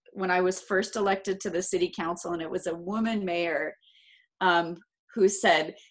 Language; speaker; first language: English; native; English